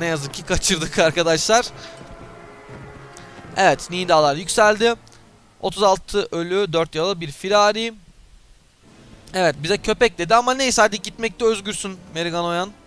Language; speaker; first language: Turkish; native; Turkish